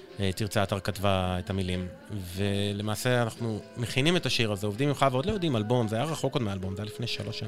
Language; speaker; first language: Hebrew; native; Hebrew